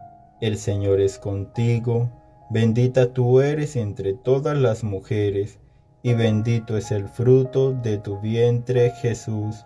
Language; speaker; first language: Spanish; native; Spanish